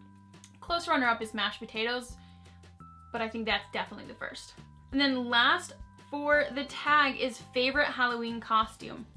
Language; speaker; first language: English; native; English